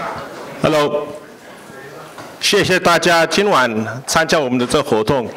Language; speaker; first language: Chinese; early bilingual, heritage; Chinese